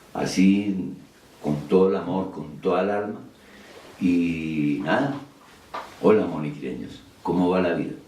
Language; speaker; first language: Spanish; early bilingual, other home language; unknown